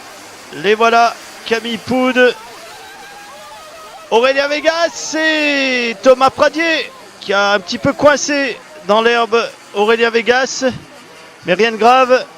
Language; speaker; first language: French; native; French